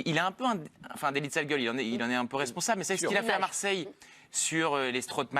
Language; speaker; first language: French; native; French